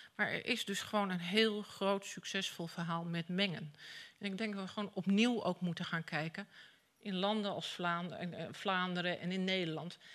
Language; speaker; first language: Dutch; native; Dutch